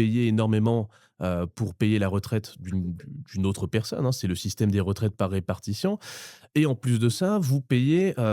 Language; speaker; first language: French; native; French